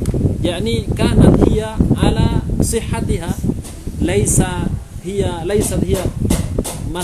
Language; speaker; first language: Arabic; non-native, fluent; Indonesian